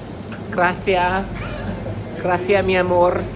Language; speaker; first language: Spanish; non-native, learner; English